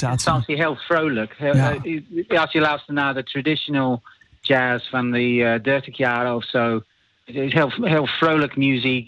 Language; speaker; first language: Dutch; non-native, learner; English